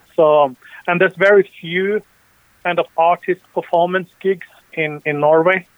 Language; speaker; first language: English; early bilingual, other home language; Norwegian